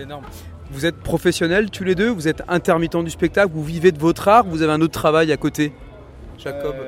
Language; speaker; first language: French; native; French